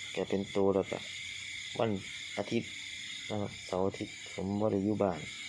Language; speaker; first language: Thai; native; Thai